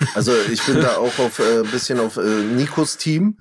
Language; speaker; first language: German; early bilingual, other home language; Turkish